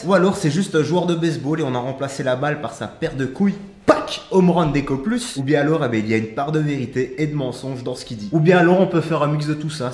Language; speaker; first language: French; native; French